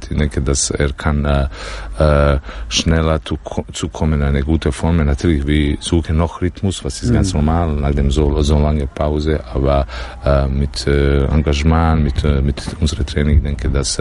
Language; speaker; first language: German; non-native, learner; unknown